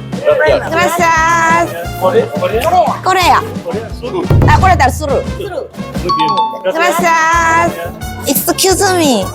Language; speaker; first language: Spanish; non-native, learner; Korean